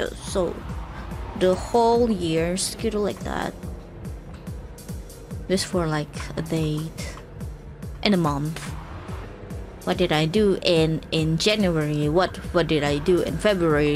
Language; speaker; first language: English; non-native, fluent; Indonesian